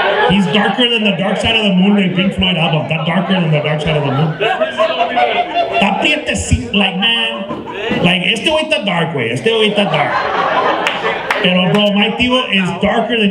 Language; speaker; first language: English; early bilingual, other home language; Spanish